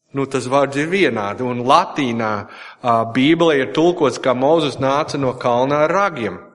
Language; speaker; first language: Latvian; non-native, fluent; English